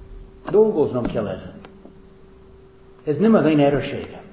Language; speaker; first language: Hungarian; non-native, fluent; English